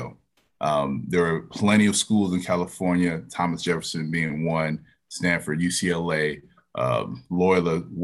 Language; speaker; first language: English; native; English